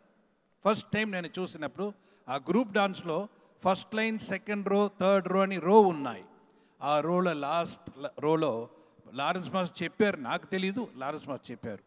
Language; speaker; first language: Telugu; non-native, learner; Tamil